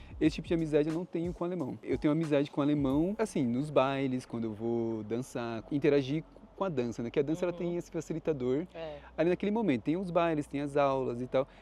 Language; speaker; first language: Portuguese; native; Portuguese